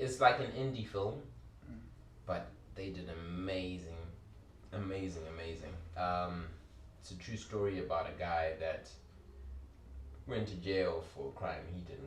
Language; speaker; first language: English; early bilingual, other home language; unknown